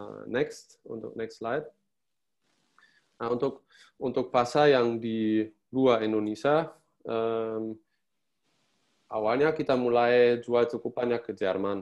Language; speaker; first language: Indonesian; non-native, fluent; German